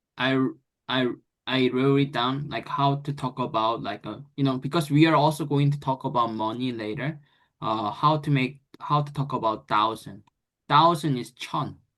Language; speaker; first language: English; non-native, fluent; Korean